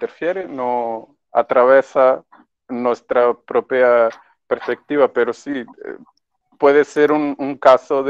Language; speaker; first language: Spanish; non-native, fluent; Portuguese